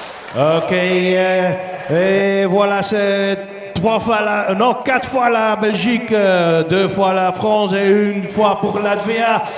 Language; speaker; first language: French; non-native, local second language; Dutch